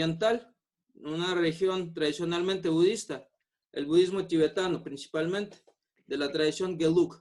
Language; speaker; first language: Spanish; non-native, fluent; Buriat